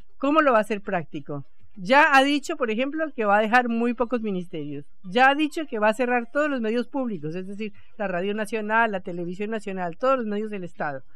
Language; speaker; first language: Spanish; native; Spanish